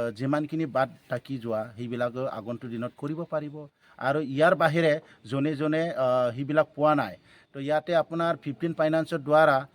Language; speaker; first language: Assamese; non-native, local second language; Bodo